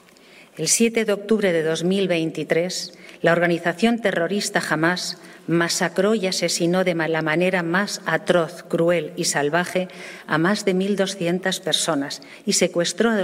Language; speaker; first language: Spanish; native; Spanish